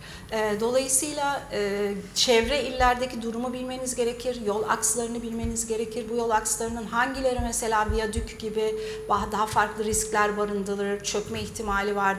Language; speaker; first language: Turkish; native; Turkish